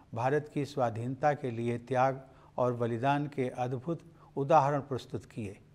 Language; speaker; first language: Hindi; native; Hindi